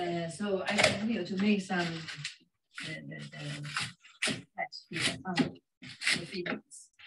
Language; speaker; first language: English; non-native, fluent; Chinese